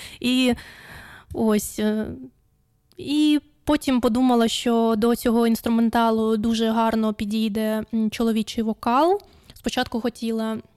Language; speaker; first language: Ukrainian; non-native, local second language; Russian